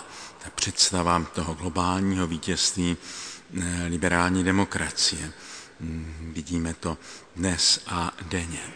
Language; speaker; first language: Czech; native; Czech